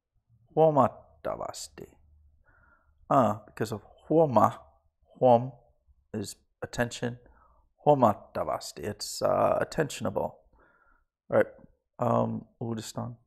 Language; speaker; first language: Finnish; non-native, learner; English